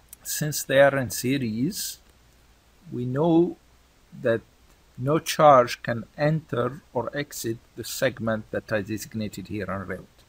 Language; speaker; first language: English; non-native, fluent; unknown